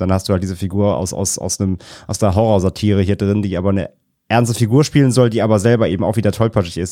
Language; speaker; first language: German; native; German